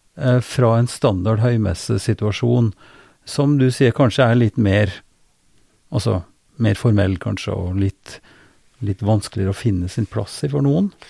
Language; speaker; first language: Norwegian; native; Norwegian